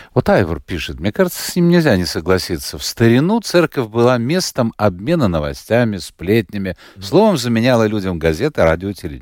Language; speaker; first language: Russian; native; Russian